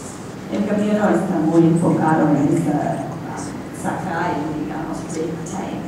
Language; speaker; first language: Spanish; non-native, fluent; English